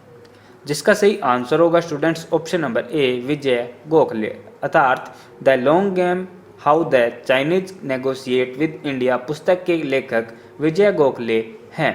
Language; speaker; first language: Hindi; native; Hindi